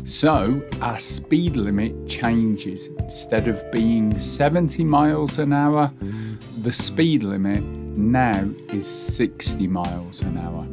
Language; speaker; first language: English; native; English